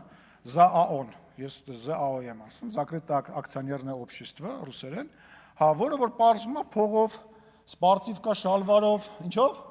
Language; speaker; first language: Armenian; native; Armenian